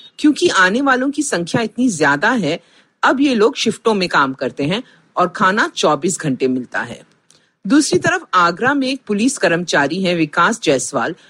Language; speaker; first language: Hindi; non-native, local second language; Punjabi